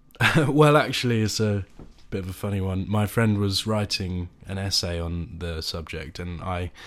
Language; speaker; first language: English; native; English